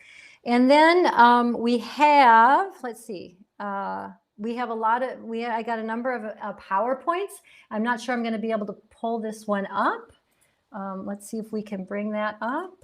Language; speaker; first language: English; native; English